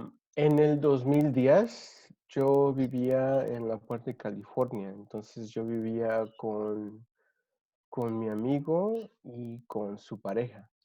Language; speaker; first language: Spanish; early bilingual, other home language; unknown